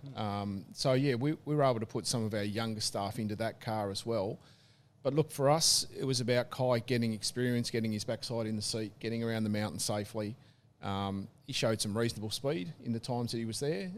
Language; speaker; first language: English; native; English